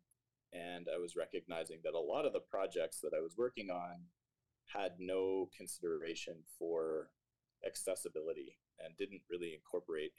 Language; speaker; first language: English; native; English